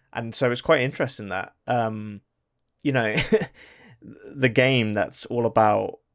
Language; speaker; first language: English; native; English